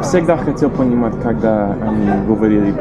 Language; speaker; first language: Russian; non-native, learner; English